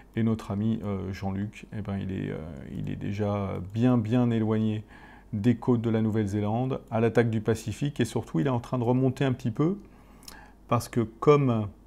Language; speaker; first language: French; native; French